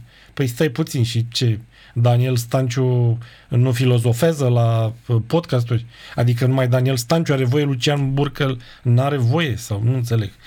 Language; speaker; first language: Romanian; native; Romanian